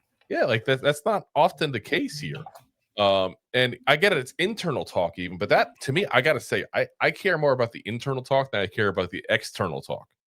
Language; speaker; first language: English; native; English